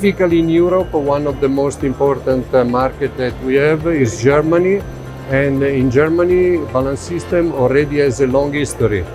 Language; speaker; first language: English; non-native, fluent; Italian